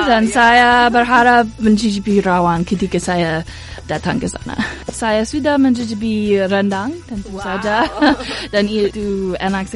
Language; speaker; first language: Indonesian; non-native, fluent; English